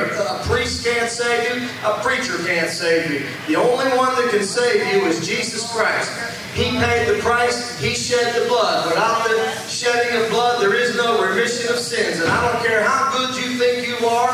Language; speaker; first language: English; native; English